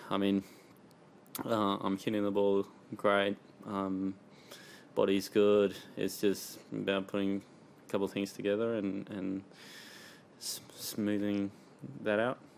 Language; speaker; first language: English; early bilingual, other home language; Spanish